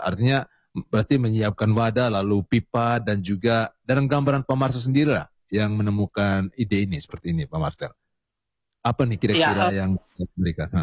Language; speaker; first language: Indonesian; native; Indonesian